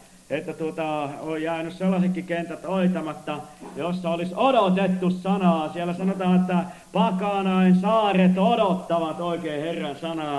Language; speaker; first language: Finnish; native; Finnish